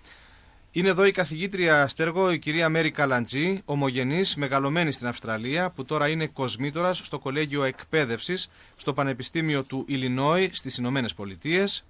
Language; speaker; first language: Greek; native; Greek